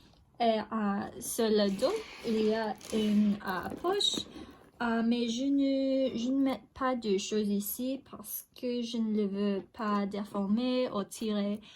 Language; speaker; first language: French; non-native, learner; English